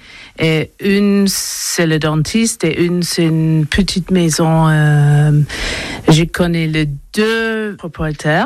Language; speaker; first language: French; non-native, learner; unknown